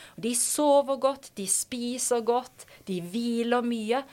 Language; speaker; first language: Norwegian; native; Norwegian